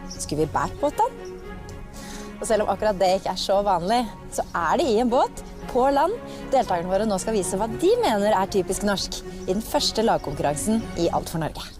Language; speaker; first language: Norwegian; native; Norwegian